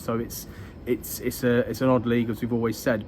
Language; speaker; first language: English; native; English